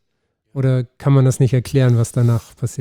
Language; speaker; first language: German; native; German